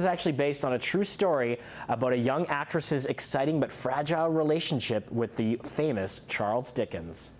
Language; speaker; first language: English; native; English